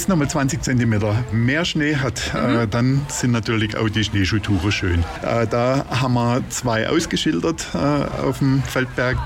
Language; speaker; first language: German; native; German